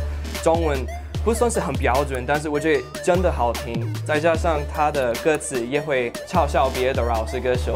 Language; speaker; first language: Chinese; non-native, fluent; English